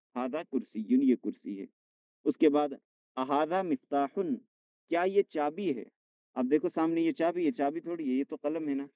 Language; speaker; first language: Urdu; non-native, local second language; Punjabi